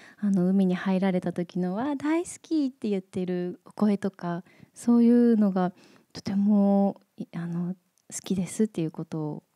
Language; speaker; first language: Japanese; native; Japanese